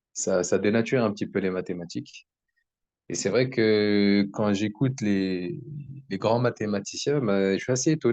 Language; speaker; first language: French; native; French